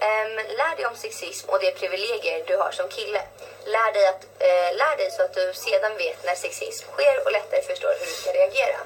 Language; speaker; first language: Swedish; native; Swedish